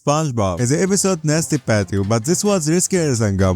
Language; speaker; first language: English; non-native, fluent; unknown